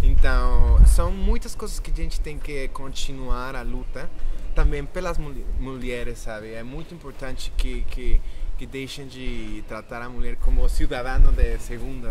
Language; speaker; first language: Portuguese; non-native, fluent; Spanish